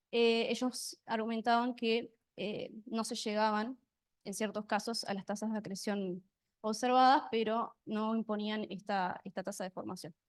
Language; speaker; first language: Spanish; native; Spanish